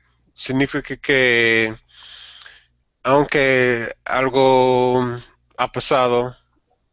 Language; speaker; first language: Spanish; non-native, learner; English